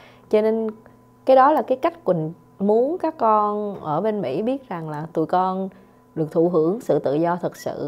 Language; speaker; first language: Vietnamese; native; Vietnamese